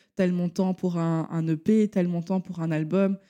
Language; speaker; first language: French; native; French